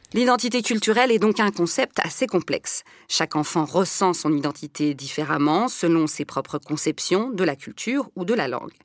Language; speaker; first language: French; native; French